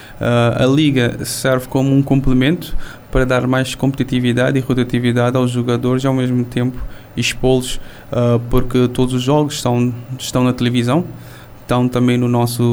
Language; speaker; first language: Portuguese; non-native, local second language; Kabuverdianu